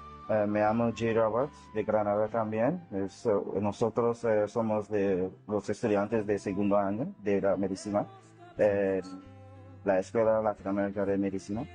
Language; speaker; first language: Spanish; non-native, learner; English